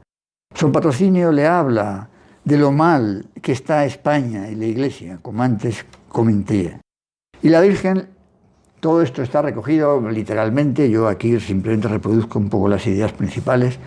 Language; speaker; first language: Spanish; native; Spanish